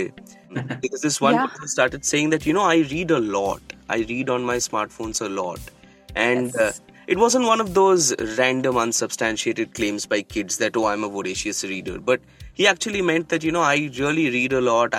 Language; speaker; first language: English; non-native, local second language; Bangla